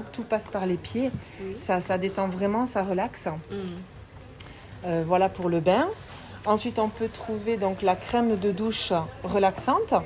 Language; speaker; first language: French; native; French